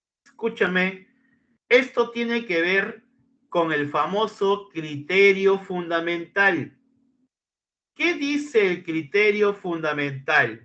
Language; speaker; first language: Spanish; native; Spanish